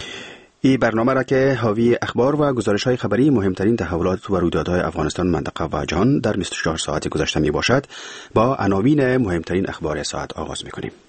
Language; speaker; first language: Persian; native; Persian